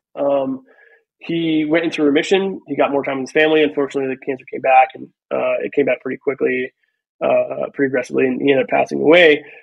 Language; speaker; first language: English; native; English